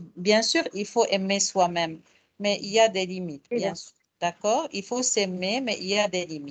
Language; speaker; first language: French; non-native, fluent; Arabic